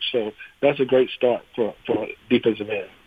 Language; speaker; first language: English; native; English